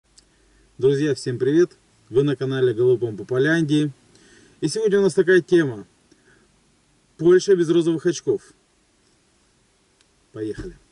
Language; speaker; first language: Russian; native; Russian